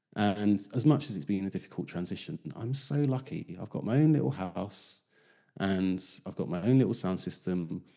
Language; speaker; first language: English; native; English